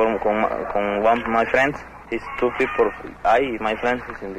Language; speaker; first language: English; non-native, learner; Spanish